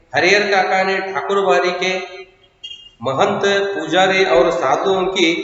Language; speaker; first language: Hindi; non-native, local second language; Kannada